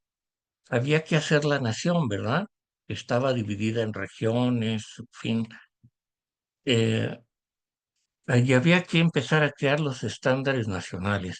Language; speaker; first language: Spanish; native; Spanish